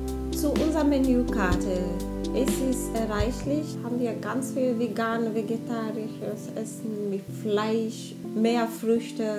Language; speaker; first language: German; non-native, fluent; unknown